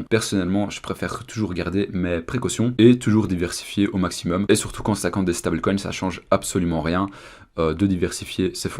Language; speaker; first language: French; native; French